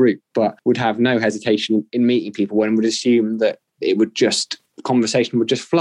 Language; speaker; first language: English; native; English